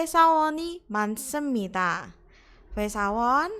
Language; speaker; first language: Korean; non-native, fluent; Indonesian